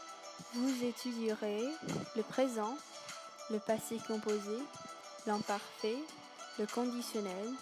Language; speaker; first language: French; non-native, learner; English